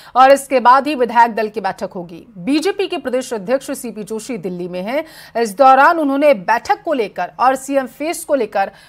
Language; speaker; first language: Hindi; native; Hindi